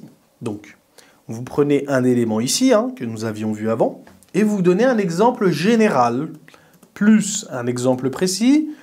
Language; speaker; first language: French; native; French